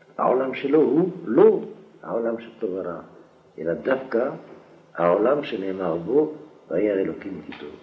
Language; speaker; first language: Hebrew; non-native, fluent; French